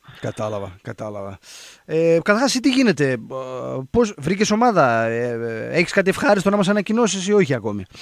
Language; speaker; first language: Greek; native; Greek